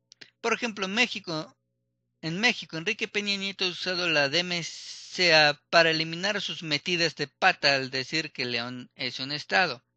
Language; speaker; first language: Spanish; native; Spanish